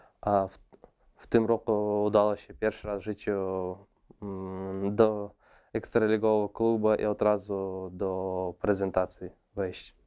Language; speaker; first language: Polish; non-native, fluent; Russian